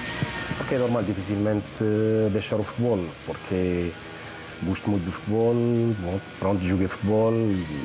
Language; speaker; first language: Portuguese; non-native, fluent; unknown